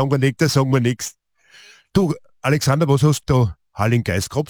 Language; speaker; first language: German; native; German